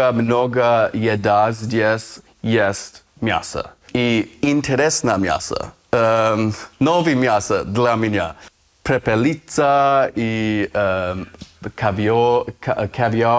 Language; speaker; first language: Russian; non-native, learner; English